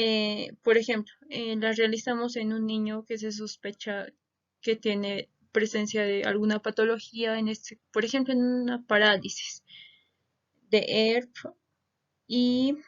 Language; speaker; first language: Spanish; native; Spanish